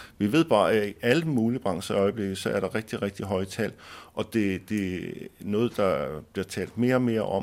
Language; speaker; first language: Danish; native; Danish